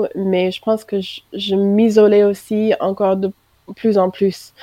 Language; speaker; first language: French; non-native, fluent; English